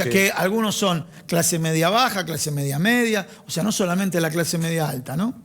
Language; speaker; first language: Spanish; native; Spanish